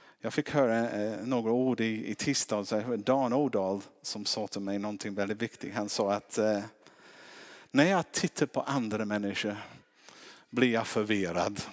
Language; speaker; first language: Swedish; non-native, fluent; English